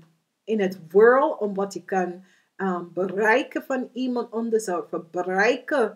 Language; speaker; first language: Dutch; non-native, learner; English